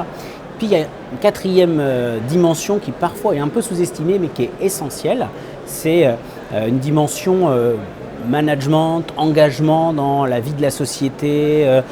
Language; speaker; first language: French; native; French